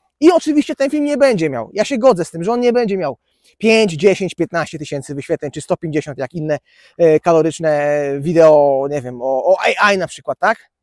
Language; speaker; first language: Polish; native; Polish